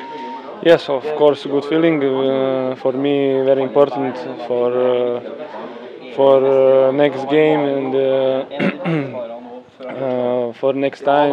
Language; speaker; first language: English; non-native, learner; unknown